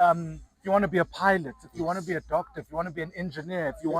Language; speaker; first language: English; non-native, local second language; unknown